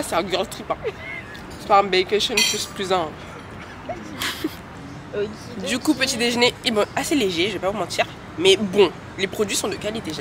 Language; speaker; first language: French; native; French